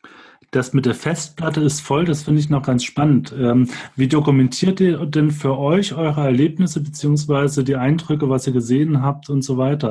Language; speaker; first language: German; native; German